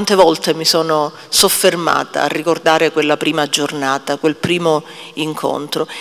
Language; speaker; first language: Italian; native; Italian